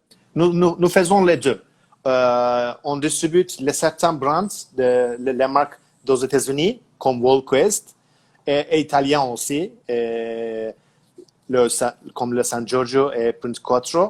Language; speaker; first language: French; non-native, learner; Turkish